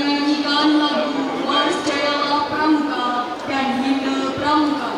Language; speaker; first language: Indonesian; native; Indonesian